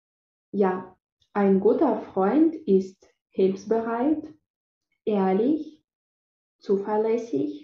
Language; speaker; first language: German; non-native, fluent; Russian